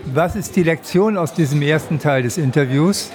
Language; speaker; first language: German; native; German